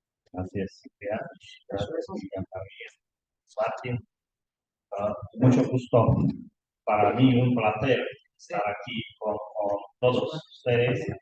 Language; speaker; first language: Spanish; non-native, learner; Lithuanian